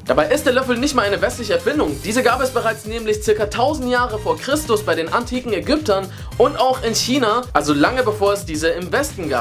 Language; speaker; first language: German; native; German